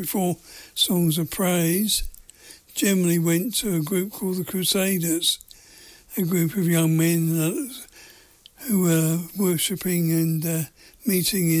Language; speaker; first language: English; native; English